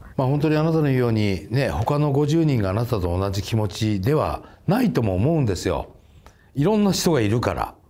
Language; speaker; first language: Japanese; native; Japanese